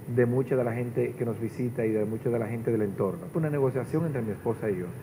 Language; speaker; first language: Spanish; native; Spanish